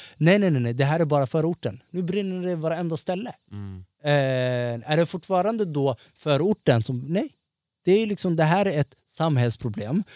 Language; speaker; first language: Swedish; early bilingual, other home language; Somali